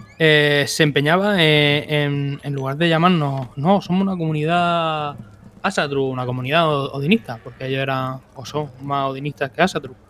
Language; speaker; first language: Spanish; native; Spanish